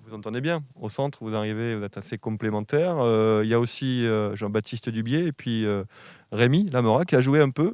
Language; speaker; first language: French; native; French